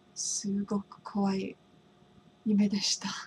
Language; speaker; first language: Japanese; non-native, fluent; English